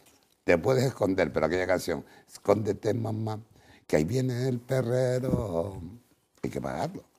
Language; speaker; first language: Spanish; native; Spanish